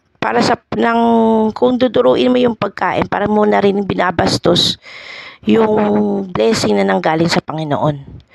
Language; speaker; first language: Filipino; non-native, local second language; Hiligaynon